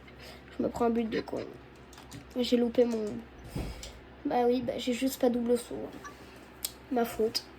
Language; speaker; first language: French; native; French